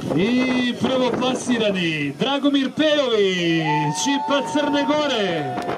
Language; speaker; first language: Serbian; native; Serbian